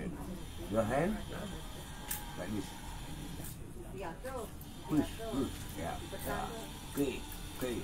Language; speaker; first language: English; non-native, learner; Balinese